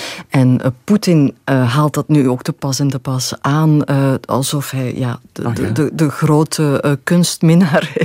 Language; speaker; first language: Dutch; native; Dutch